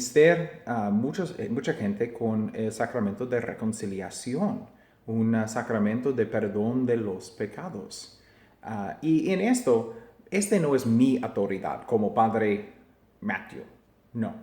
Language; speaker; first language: Spanish; non-native, fluent; English